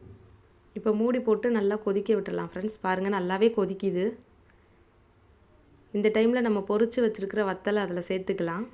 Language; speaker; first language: Tamil; native; Tamil